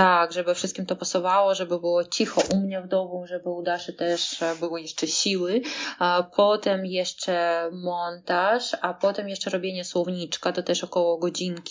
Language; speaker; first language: Polish; non-native, fluent; Russian